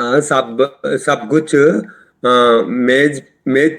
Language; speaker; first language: Hindi; non-native, learner; Telugu